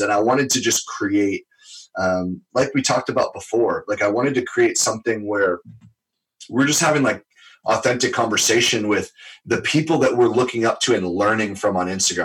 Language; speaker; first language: English; native; English